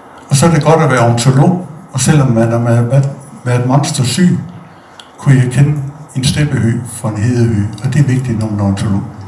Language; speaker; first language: Danish; native; Danish